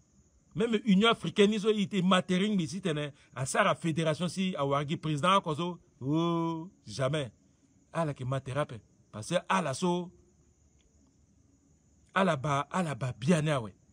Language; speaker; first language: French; non-native, local second language; Sango